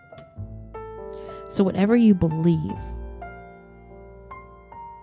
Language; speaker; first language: English; native; English